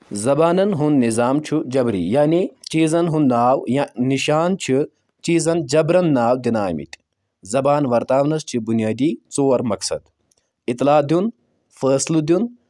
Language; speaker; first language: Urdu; non-native, local second language; Pahari-Potwari